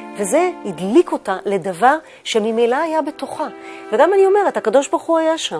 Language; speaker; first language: Hebrew; native; Hebrew